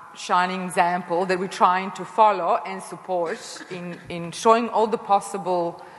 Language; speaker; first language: English; non-native, fluent; Serbian